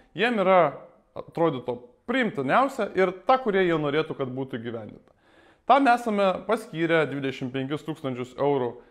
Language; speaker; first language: Lithuanian; native; Lithuanian